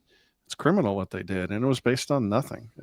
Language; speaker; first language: English; native; English